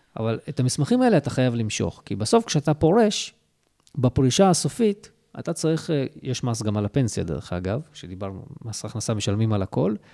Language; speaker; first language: Hebrew; early bilingual, other home language; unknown